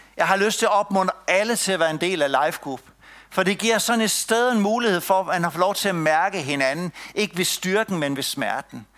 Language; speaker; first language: Danish; native; Danish